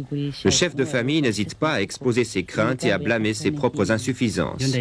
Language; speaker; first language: French; native; French